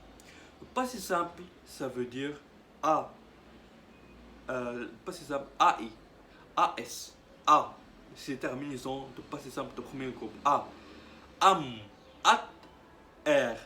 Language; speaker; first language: French; non-native, learner; Arabic